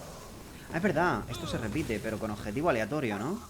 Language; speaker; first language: Spanish; native; Spanish